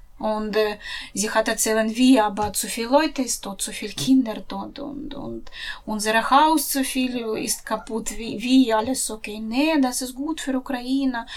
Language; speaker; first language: German; non-native, learner; Russian